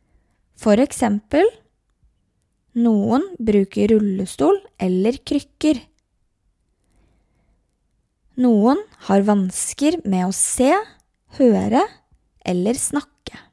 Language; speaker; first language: Swedish; non-native, learner; Norwegian